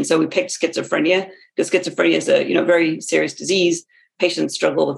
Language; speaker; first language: English; native; English